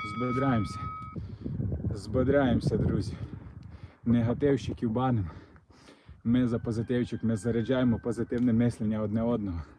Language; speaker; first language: Ukrainian; non-native, local second language; Russian